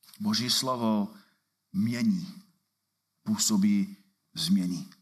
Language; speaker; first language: Czech; non-native, fluent; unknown